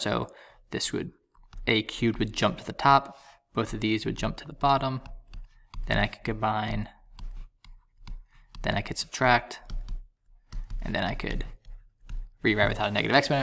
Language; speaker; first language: English; native; English